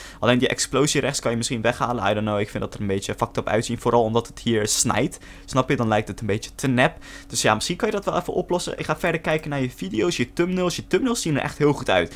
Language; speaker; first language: Dutch; early bilingual, other home language; Turkish